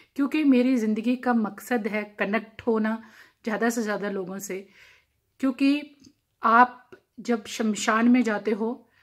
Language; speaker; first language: Hindi; non-native, local second language; Punjabi